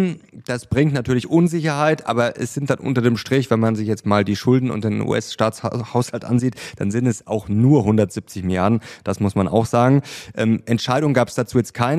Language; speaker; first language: German; native; German